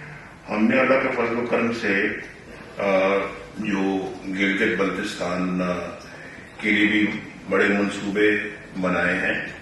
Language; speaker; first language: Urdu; non-native, local second language; Punjabi